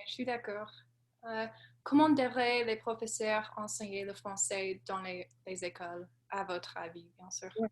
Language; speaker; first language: French; non-native, learner; English